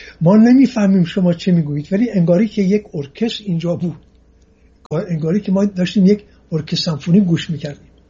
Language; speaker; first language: Persian; non-native, local second language; Assyrian Neo-Aramaic